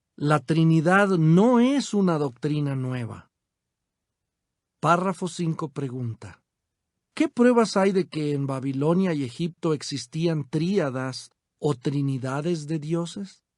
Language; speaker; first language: Spanish; native; Spanish